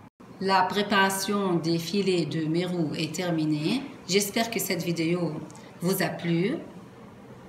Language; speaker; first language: French; non-native, fluent; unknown